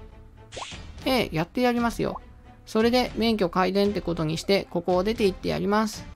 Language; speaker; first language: Japanese; native; Japanese